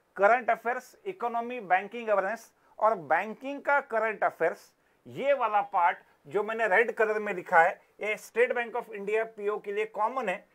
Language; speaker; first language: Hindi; non-native, local second language; Marathi